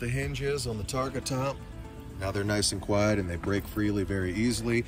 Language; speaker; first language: English; native; English